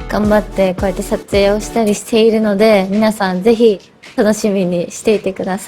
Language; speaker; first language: Japanese; native; Japanese